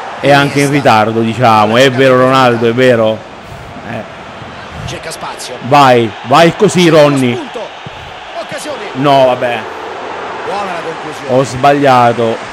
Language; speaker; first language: Italian; native; Italian